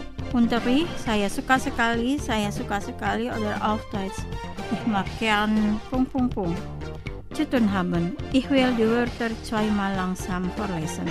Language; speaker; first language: German; non-native, fluent; Indonesian